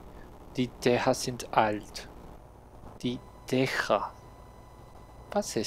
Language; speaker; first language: German; non-native, learner; Spanish